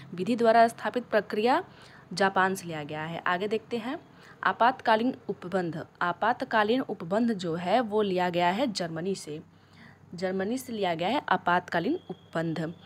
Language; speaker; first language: Hindi; native; Hindi